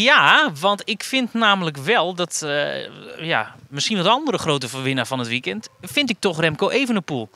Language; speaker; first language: Dutch; native; Dutch